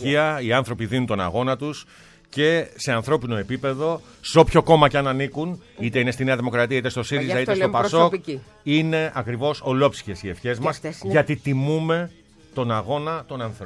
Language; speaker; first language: Greek; native; Greek